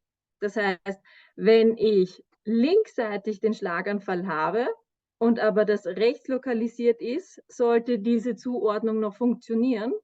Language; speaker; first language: German; native; German